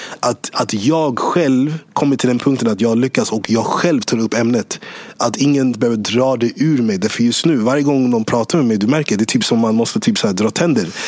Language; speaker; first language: Swedish; early bilingual, other home language; English